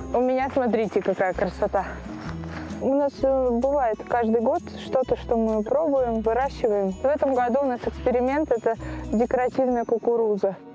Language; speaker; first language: Russian; native; Russian